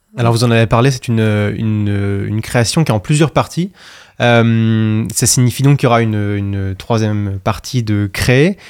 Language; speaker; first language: French; native; French